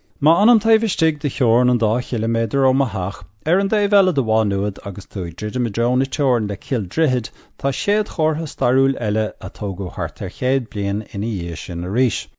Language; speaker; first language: Irish; non-native, local second language; English